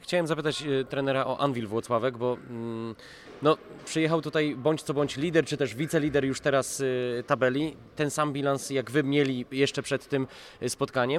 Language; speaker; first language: Polish; native; Polish